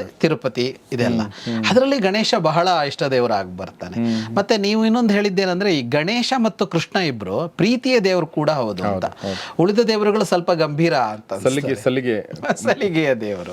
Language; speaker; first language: Kannada; native; Kannada